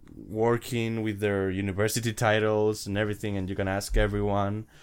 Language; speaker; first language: English; non-native, fluent; Spanish